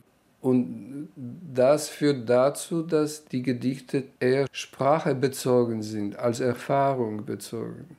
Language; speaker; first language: German; non-native, fluent; Polish